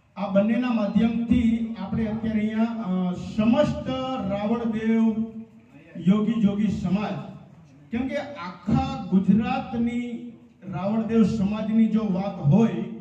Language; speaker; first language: Gujarati; native; Gujarati